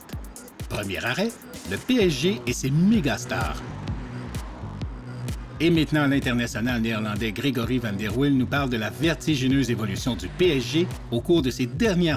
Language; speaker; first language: French; native; French